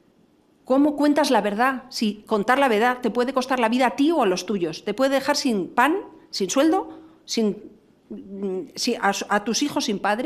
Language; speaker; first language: Spanish; native; Spanish